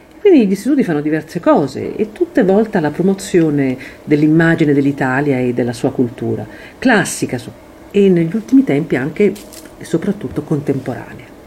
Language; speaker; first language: Italian; native; Italian